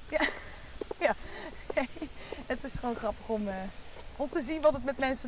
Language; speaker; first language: Dutch; native; Dutch